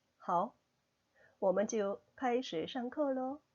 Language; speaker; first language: Chinese; non-native, local second language; Korean